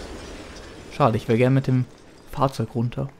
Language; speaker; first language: German; native; German